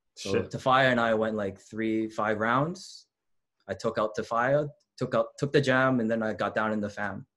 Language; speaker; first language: English; native; English